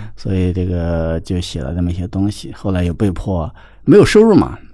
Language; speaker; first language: Chinese; native; Chinese